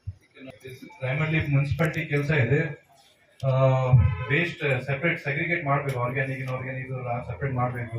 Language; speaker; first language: Kannada; non-native, learner; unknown